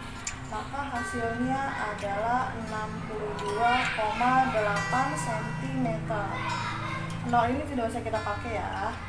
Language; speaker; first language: Indonesian; native; Indonesian